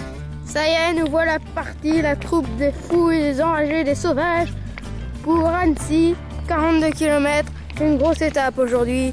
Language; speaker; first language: French; native; French